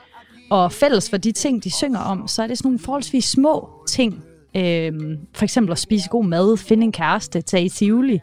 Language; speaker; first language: Danish; native; Danish